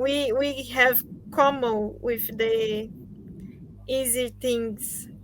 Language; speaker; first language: English; non-native, learner; Portuguese